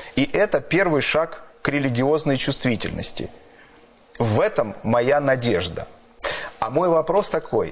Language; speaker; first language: Russian; native; Russian